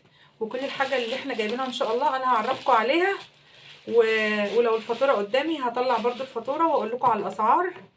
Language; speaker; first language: Arabic; native; Arabic